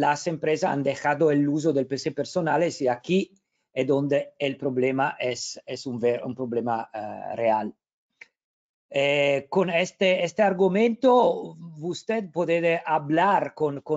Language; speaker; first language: Spanish; non-native, learner; Italian